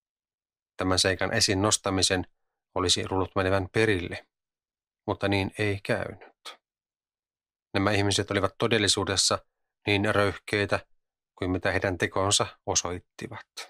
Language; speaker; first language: Finnish; native; Finnish